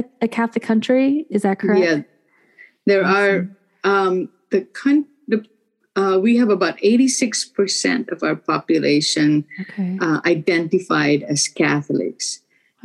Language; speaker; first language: English; non-native, local second language; Filipino